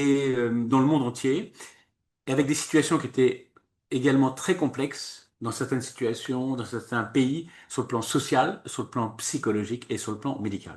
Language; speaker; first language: French; native; French